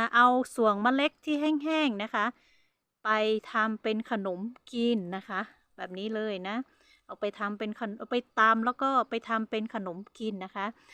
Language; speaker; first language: Thai; non-native, local second language; Hmong